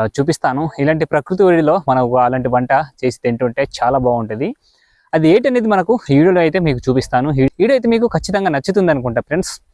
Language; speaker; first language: Telugu; native; Telugu